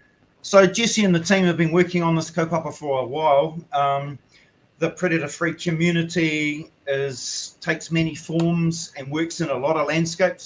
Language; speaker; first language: English; native; English